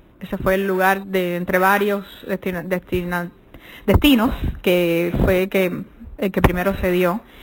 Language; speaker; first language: Spanish; native; Spanish